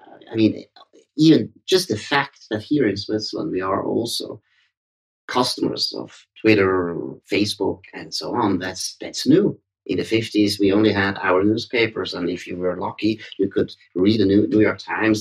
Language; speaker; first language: English; non-native, fluent; German